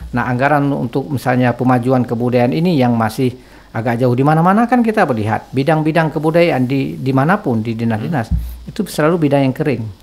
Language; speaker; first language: Indonesian; non-native, local second language; Achinese